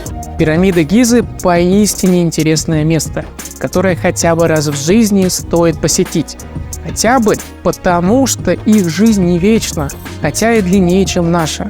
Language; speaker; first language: Russian; native; Russian